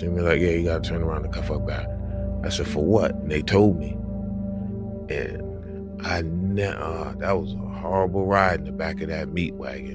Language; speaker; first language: English; native; English